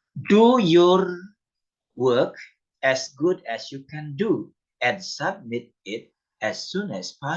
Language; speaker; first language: English; non-native, fluent; Indonesian